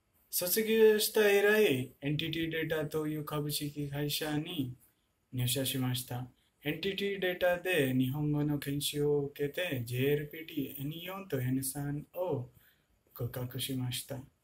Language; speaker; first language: Japanese; non-native, learner; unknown